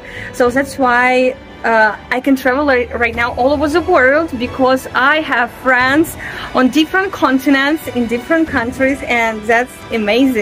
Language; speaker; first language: English; non-native, fluent; Russian